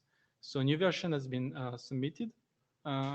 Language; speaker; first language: English; non-native, fluent; French